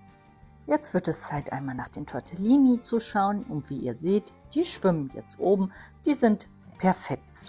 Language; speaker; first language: German; native; German